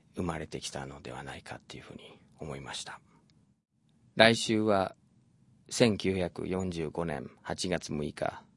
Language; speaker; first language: Japanese; native; Japanese